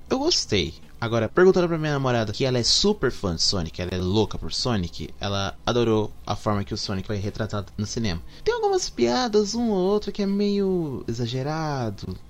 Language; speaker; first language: Portuguese; native; Portuguese